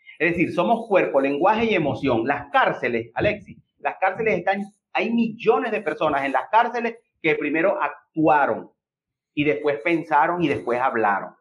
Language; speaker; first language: Spanish; native; Spanish